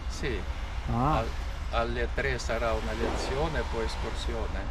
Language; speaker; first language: Italian; non-native, learner; Russian